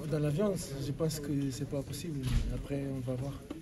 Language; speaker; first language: French; non-native, learner; Portuguese